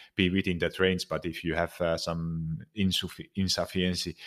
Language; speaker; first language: English; non-native, fluent; Finnish